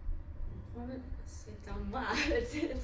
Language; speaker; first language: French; non-native, learner; English